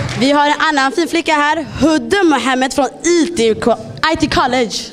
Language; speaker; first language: Swedish; early bilingual, other home language; Somali